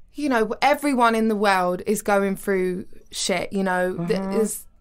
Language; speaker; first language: English; native; English